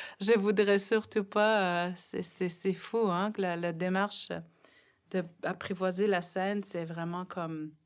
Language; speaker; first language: French; non-native, local second language; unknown